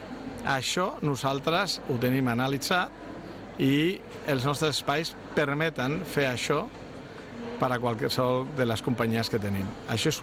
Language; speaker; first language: Catalan; non-native, local second language; Spanish